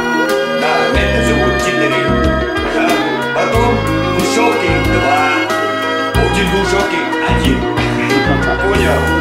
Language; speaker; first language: Russian; non-native, learner; Vietnamese